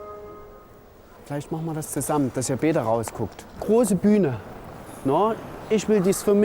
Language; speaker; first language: German; native; German